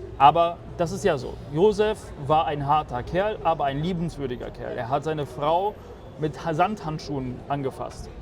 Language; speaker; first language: German; early bilingual, other home language; Polish